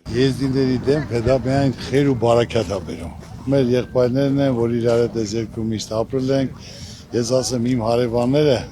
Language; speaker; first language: Armenian; native; Armenian